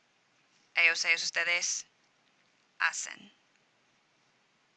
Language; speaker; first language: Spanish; non-native, fluent; English